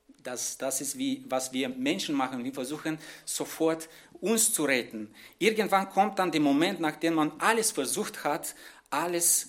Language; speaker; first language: German; non-native, fluent; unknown